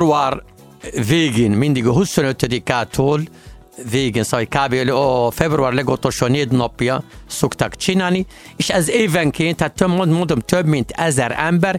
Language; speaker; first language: Hungarian; non-native, learner; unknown